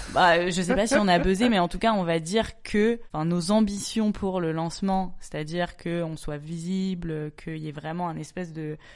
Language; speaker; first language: French; native; French